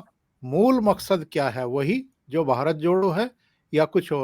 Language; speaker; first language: Hindi; native; Hindi